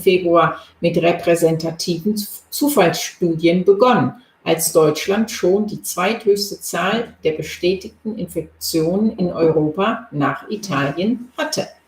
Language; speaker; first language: German; native; German